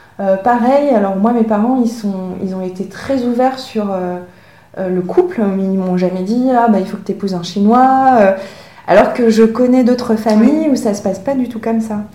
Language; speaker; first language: French; early bilingual, other home language; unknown